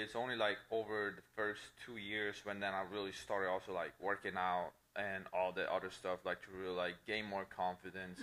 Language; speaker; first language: English; non-native, fluent; Italian